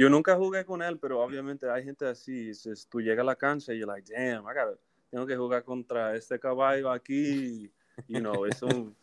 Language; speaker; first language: Spanish; early bilingual, heritage; English